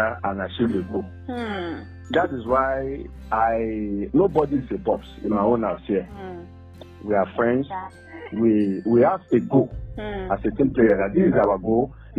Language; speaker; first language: English; non-native, local second language; Yoruba